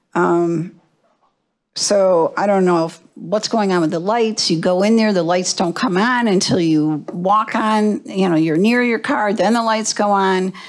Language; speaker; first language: English; native; English